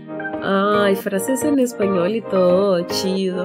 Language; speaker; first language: Spanish; non-native, fluent; Portuguese